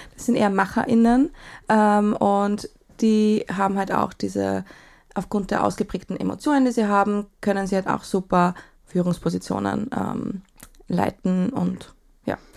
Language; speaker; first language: German; native; German